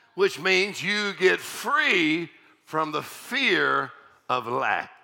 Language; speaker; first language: English; native; English